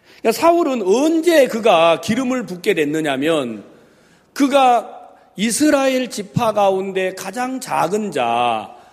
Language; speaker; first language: Korean; native; Korean